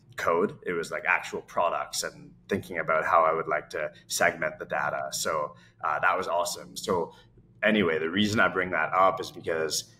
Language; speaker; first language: English; native; English